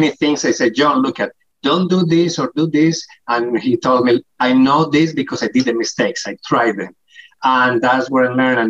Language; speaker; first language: English; non-native, fluent; Spanish